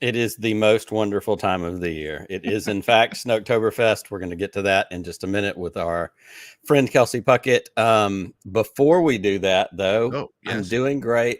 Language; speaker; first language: English; native; English